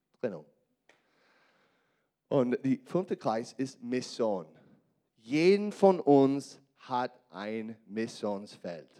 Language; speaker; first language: German; non-native, learner; English